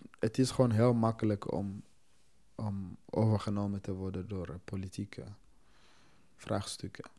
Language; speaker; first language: Dutch; non-native, fluent; Swahili